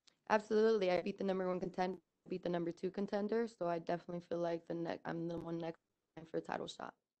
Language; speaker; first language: English; early bilingual, other home language; Spanish